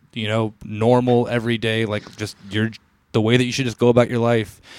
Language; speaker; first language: English; native; English